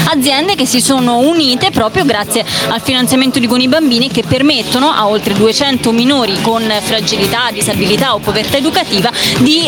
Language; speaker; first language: Italian; native; Italian